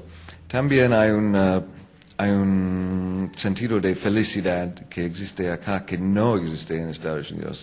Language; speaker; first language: Spanish; non-native, fluent; English